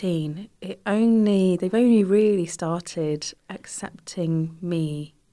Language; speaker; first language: English; native; English